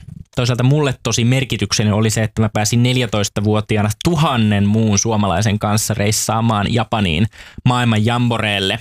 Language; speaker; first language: Finnish; native; Finnish